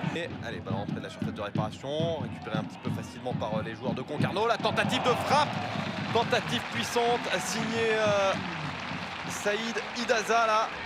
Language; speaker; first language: French; native; French